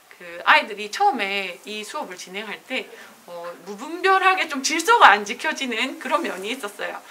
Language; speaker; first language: Korean; native; Korean